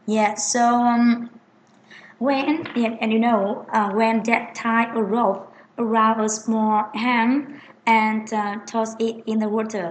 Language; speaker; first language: English; non-native, fluent; Vietnamese